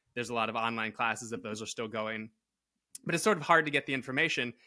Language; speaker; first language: English; native; English